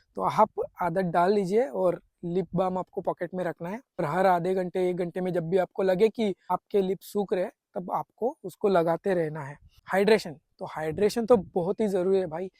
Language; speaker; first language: Hindi; non-native, local second language; Marathi